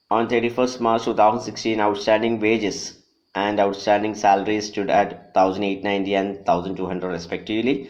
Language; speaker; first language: English; non-native, local second language; Malayalam